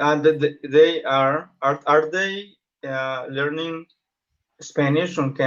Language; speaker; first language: English; non-native, learner; Spanish